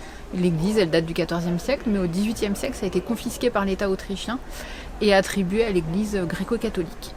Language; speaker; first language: French; native; French